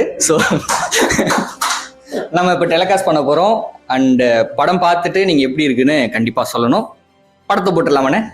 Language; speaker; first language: Tamil; native; Tamil